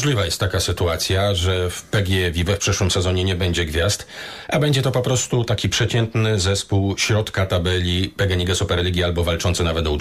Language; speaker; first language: Polish; native; Polish